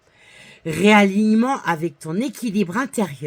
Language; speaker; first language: French; native; French